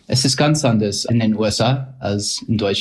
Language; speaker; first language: German; non-native, fluent; English